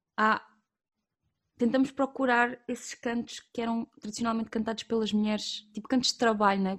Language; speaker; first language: Portuguese; native; Portuguese